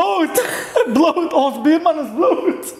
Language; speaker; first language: Dutch; early bilingual, other home language; Turkish